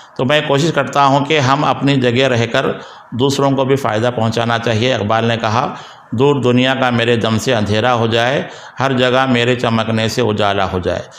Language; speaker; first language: Urdu; native; Urdu